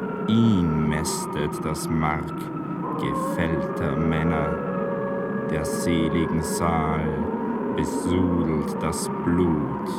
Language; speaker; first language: German; native; German